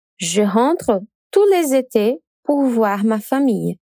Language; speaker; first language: French; non-native, fluent; Portuguese